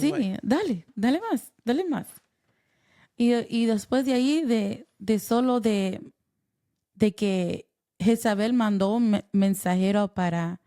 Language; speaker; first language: Spanish; early bilingual, heritage; Spanish